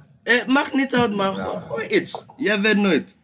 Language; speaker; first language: Dutch; non-native, fluent; English